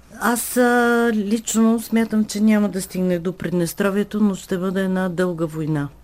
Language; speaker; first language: Bulgarian; native; Bulgarian